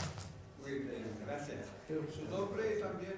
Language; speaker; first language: Spanish; non-native, fluent; French